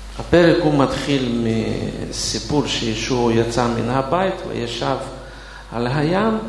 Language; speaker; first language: Hebrew; non-native, fluent; Russian